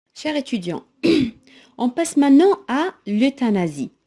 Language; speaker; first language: French; non-native, local second language; Arabic